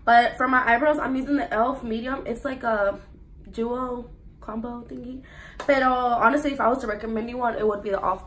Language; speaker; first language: English; early bilingual, other home language; Spanish